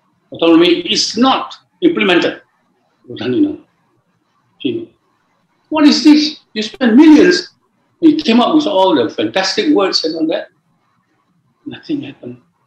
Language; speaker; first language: English; non-native, local second language; Malay